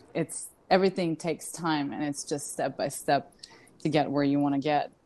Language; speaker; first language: English; non-native, fluent; Russian